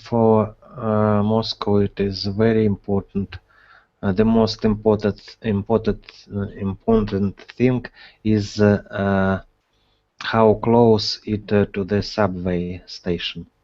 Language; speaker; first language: English; non-native, learner; Russian